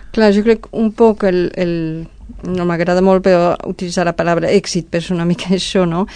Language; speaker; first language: Catalan; non-native, fluent; Spanish